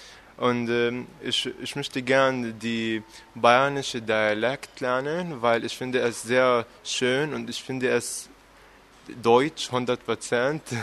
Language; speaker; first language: German; non-native, learner; Arabic